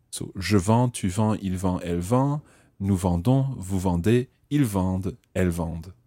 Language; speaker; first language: French; non-native, fluent; English